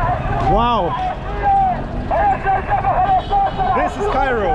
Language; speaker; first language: English; non-native, fluent; Turkish